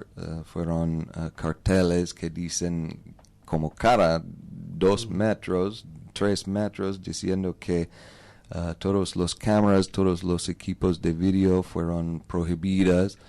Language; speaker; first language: Spanish; non-native, learner; English